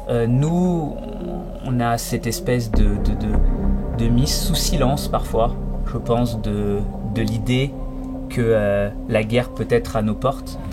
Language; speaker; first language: French; native; French